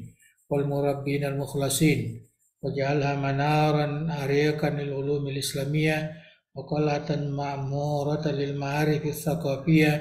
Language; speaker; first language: Arabic; non-native, fluent; Indonesian